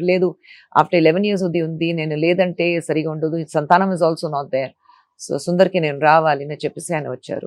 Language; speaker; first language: Telugu; non-native, fluent; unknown